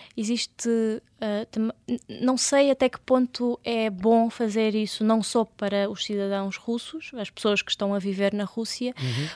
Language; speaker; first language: Portuguese; early bilingual, other home language; Russian